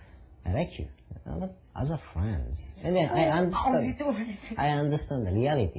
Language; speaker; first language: English; non-native, learner; Japanese